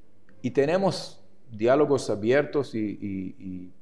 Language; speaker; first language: Spanish; non-native, fluent; Hebrew